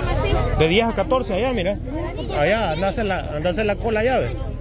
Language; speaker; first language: Spanish; native; Spanish